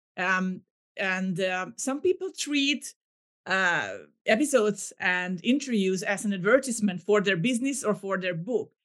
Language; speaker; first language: English; non-native, fluent; Hungarian